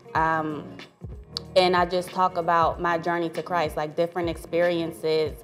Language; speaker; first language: English; native; English